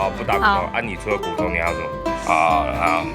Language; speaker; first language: Chinese; native; Chinese